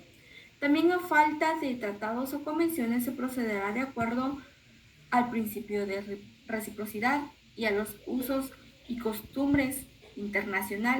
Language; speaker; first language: Spanish; native; Spanish